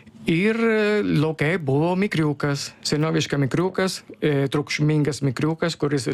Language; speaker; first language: Lithuanian; non-native, learner; Italian